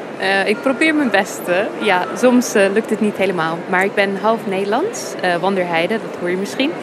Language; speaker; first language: Dutch; early bilingual, heritage; English